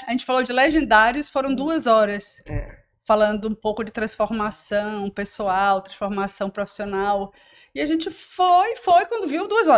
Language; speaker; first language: Portuguese; native; Portuguese